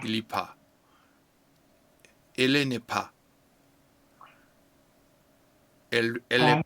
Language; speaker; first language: French; non-native, learner; English